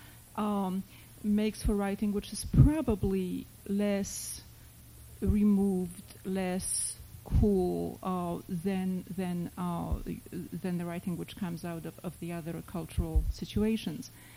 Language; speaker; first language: English; non-native, fluent; Polish